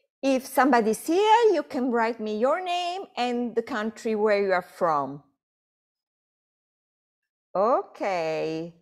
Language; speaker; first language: English; non-native, fluent; Italian